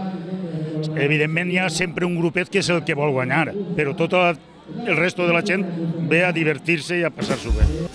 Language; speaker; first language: Catalan; native; Catalan